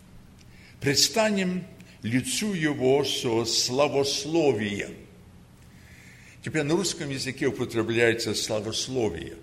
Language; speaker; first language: Russian; early bilingual, heritage; Russian